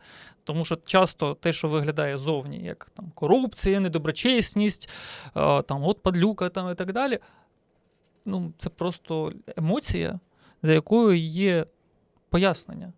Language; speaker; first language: Ukrainian; native; Ukrainian